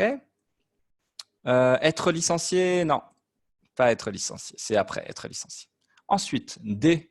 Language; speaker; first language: French; native; French